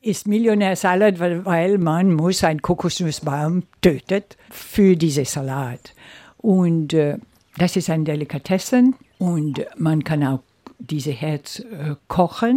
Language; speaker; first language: German; non-native, learner; Seselwa Creole French